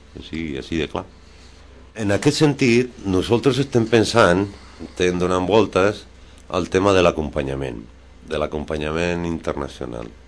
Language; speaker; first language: Catalan; non-native, local second language; Spanish